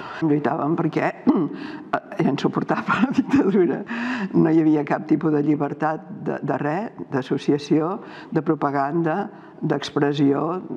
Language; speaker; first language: Catalan; native; Catalan